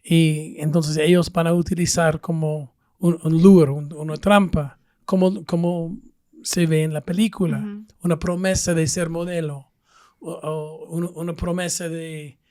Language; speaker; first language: Spanish; non-native, fluent; English